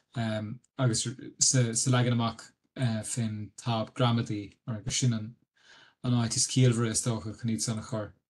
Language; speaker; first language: Irish; native; Irish